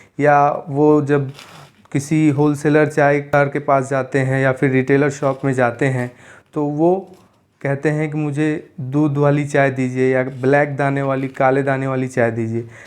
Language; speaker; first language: Hindi; native; Hindi